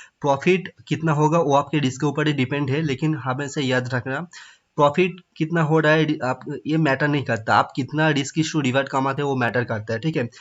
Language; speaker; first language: Hindi; non-native, local second language; Bangla